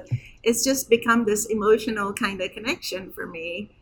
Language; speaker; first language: English; non-native, fluent; Turkish